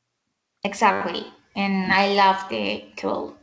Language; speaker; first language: English; non-native, learner; Spanish